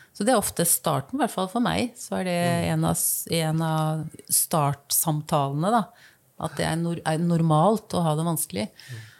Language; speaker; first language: Norwegian; native; Norwegian